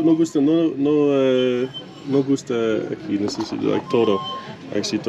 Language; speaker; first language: Spanish; non-native, learner; English